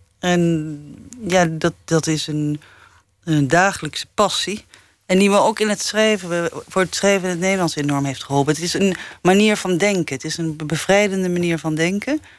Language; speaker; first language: Dutch; early bilingual, other home language; English